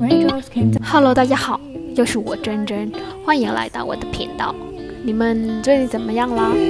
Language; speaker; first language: Chinese; non-native, fluent; Vietnamese